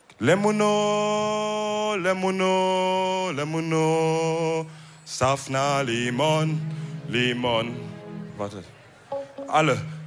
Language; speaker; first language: German; early bilingual, other home language; Wolof